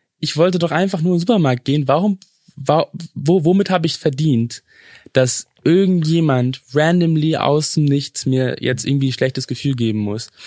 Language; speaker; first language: German; early bilingual, other home language; English